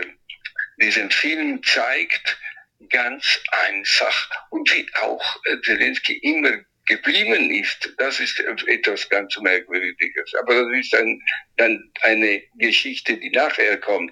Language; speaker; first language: German; non-native, fluent; Italian